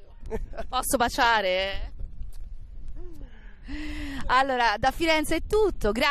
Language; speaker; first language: Italian; native; Italian